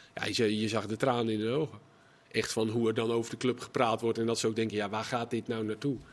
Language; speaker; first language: Dutch; native; Dutch